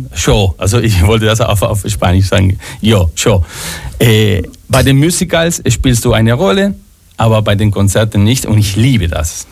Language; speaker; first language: German; non-native, fluent; Spanish